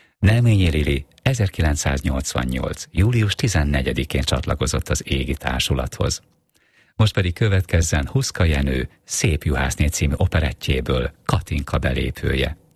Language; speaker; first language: Hungarian; native; Hungarian